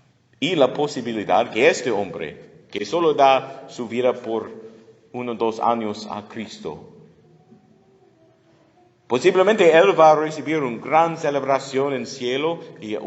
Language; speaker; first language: Spanish; non-native, learner; English